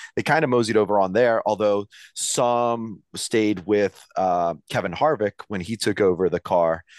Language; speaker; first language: English; native; English